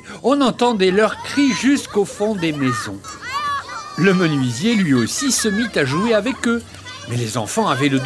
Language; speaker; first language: French; native; French